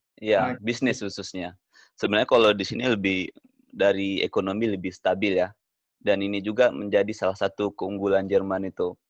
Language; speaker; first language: Indonesian; native; Indonesian